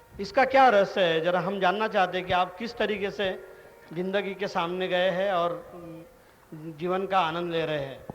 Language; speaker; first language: Hindi; non-native, local second language; Marathi